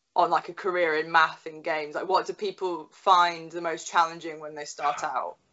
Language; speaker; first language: English; native; English